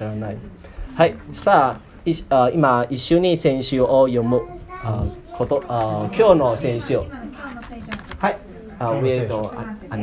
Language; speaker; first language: Japanese; non-native, learner; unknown